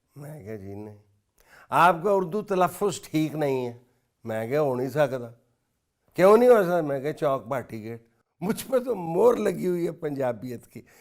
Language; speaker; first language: Urdu; non-native, local second language; Punjabi